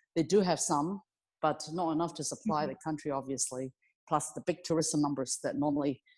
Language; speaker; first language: English; non-native, local second language; Cantonese